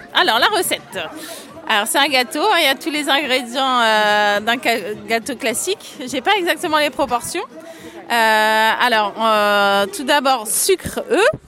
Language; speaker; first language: French; native; French